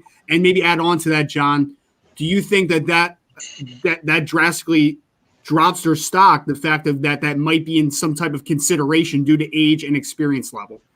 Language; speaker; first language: English; native; English